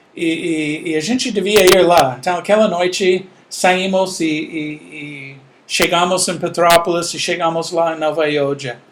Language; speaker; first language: Portuguese; non-native, fluent; English